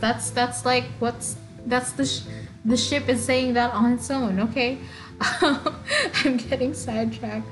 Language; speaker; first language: English; non-native, local second language; Waray